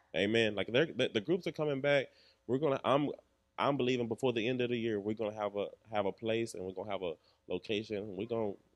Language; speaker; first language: English; native; English